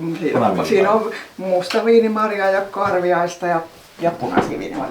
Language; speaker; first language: Finnish; native; Finnish